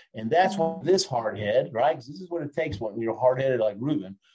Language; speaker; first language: English; early bilingual, other home language; Spanish